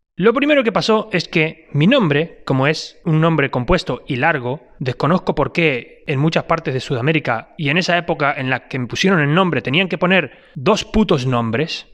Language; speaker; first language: Spanish; native; Spanish